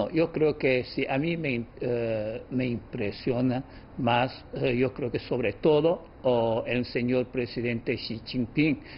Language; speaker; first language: Spanish; non-native, fluent; Chinese